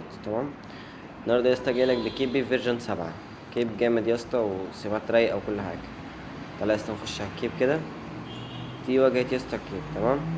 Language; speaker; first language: Arabic; native; Arabic